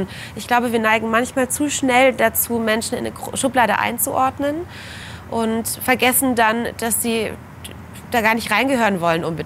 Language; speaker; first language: German; native; German